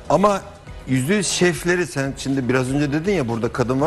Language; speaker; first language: Turkish; native; Turkish